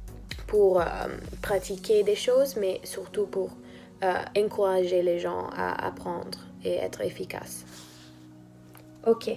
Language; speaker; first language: French; non-native, fluent; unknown